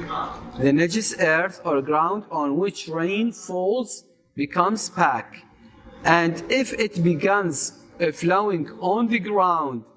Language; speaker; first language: English; non-native, fluent; Arabic